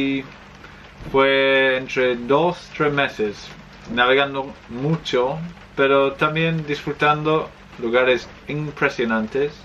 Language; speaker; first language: Spanish; non-native, fluent; English